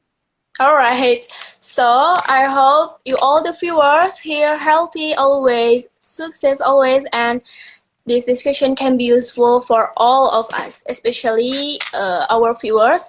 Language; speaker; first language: English; non-native, learner; Indonesian